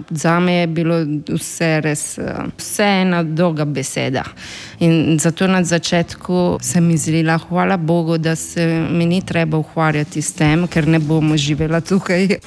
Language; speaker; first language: Slovenian; non-native, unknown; Italian